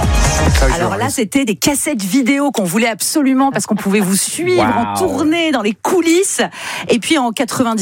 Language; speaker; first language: French; native; French